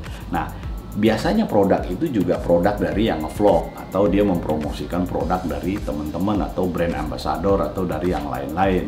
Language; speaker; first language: Indonesian; native; Indonesian